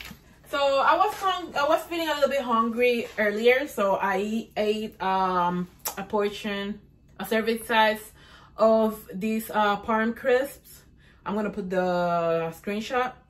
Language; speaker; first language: English; non-native, fluent; Spanish